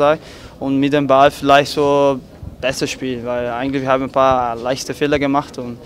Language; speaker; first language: German; non-native, fluent; Portuguese